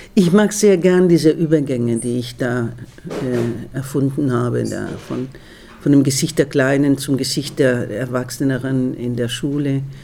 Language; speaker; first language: German; non-native, fluent; Spanish